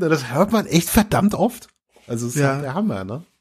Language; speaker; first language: German; native; German